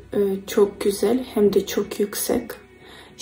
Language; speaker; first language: Turkish; non-native, learner; Ukrainian